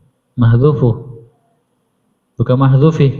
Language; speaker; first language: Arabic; non-native, fluent; Indonesian